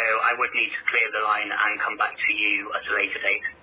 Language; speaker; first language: English; native; English